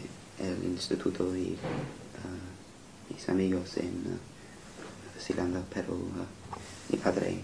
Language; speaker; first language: Spanish; non-native, learner; English